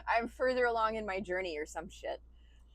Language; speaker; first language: English; native; English